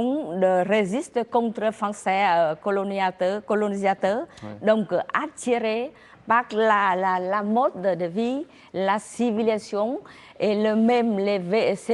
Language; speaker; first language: French; non-native, learner; Vietnamese